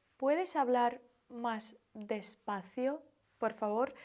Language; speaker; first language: Spanish; non-native, fluent; Ukrainian